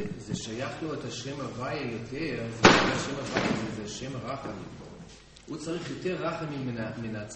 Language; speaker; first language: Hebrew; non-native, fluent; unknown